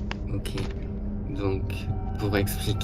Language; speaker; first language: French; native; French